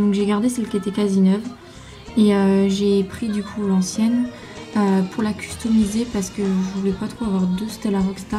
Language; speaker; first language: French; native; French